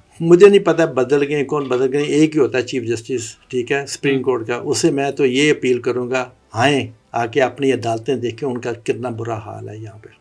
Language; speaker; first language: Urdu; non-native, local second language; Punjabi